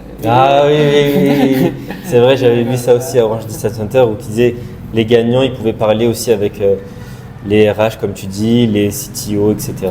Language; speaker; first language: French; non-native, local second language; Malagasy